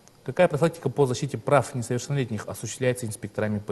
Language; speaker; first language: Russian; native; Russian